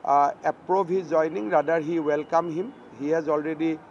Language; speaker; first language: English; non-native, local second language; Assamese